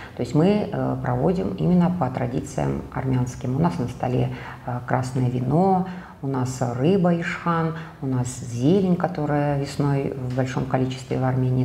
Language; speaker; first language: Russian; native; Russian